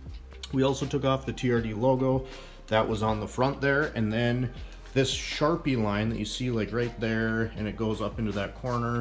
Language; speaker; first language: English; native; English